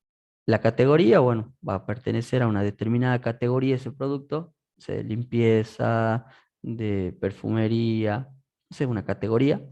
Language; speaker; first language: Spanish; native; Spanish